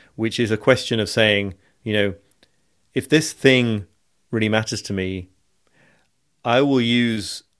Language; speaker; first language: English; native; English